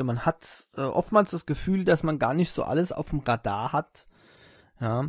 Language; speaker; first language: German; native; German